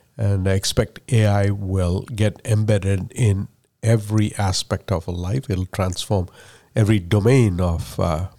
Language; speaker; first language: English; non-native, local second language; Malayalam